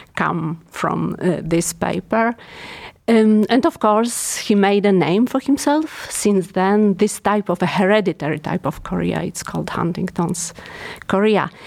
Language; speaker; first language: English; non-native, fluent; Polish